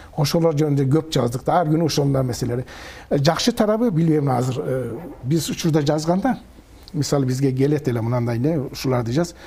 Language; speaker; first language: Kyrgyz; early bilingual, heritage; Kyrgyz